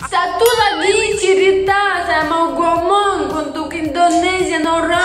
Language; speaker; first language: Indonesian; non-native, learner; Russian